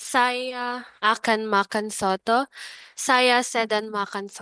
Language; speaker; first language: Indonesian; non-native, learner; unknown